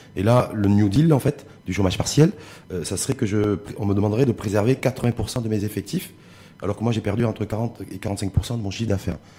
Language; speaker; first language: French; non-native, local second language; Arabic